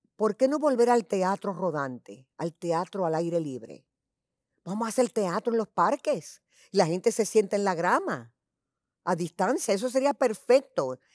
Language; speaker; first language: Spanish; early bilingual, heritage; Spanish